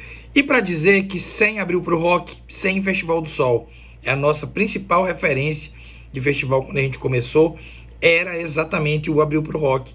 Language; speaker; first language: Portuguese; native; Portuguese